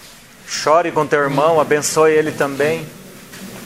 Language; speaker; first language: Portuguese; native; Portuguese